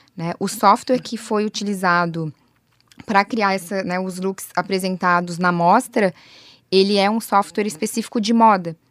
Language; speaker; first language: Portuguese; native; Portuguese